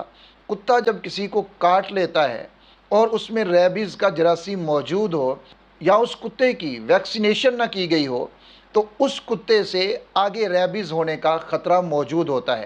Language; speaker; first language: Urdu; native; Urdu